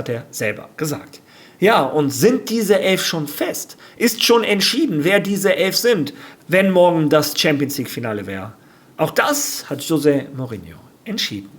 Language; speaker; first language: German; native; German